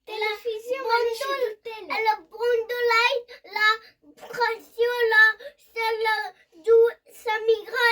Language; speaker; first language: French; early bilingual, other home language; Bangla